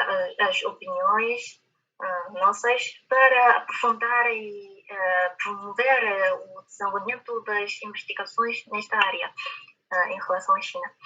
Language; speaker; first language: Portuguese; non-native, fluent; Chinese